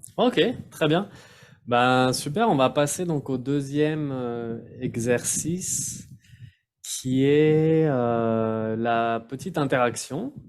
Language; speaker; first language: French; native; French